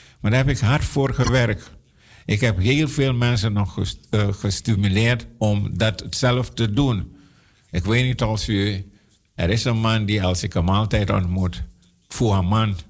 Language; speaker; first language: Dutch; non-native, local second language; Sranan Tongo